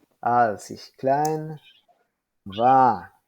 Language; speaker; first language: German; non-native, fluent; Spanish